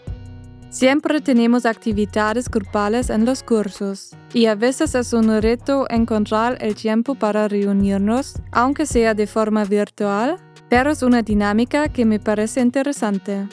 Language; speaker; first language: Spanish; non-native, fluent; German